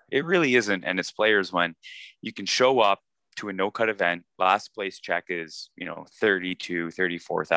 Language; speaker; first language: English; native; English